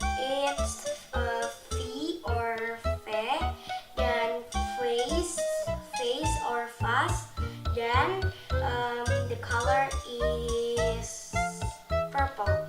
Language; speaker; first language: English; non-native, learner; Indonesian